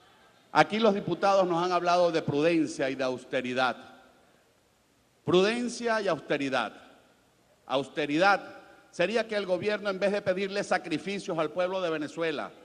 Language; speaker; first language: Spanish; native; Spanish